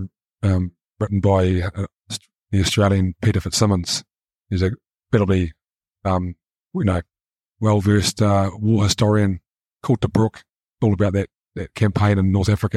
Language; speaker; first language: English; native; English